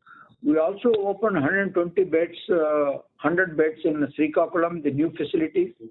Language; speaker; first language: English; non-native, local second language; Telugu